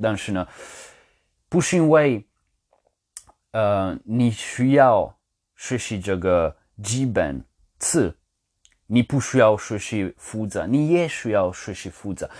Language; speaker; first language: Chinese; non-native, learner; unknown